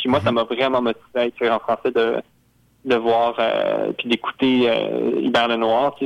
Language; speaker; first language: French; native; French